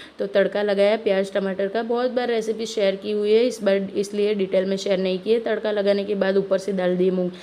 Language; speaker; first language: Hindi; non-native, local second language; Gujarati